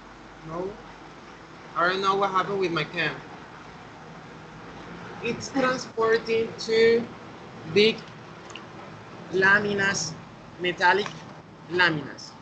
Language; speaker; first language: English; non-native, fluent; Spanish